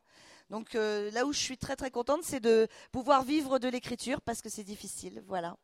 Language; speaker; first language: French; native; French